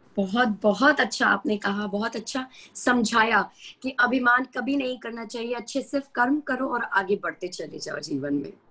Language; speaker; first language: Hindi; native; Hindi